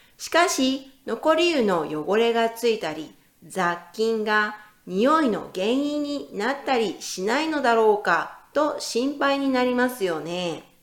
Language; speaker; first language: Japanese; native; Japanese